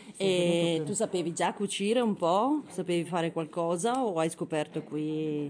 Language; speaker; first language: Italian; native; Italian